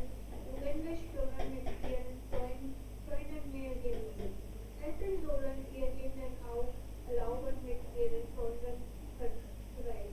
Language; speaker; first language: German; non-native, learner; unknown